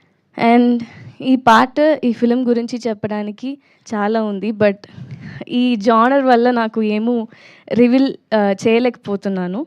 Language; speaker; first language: Telugu; non-native, learner; Tamil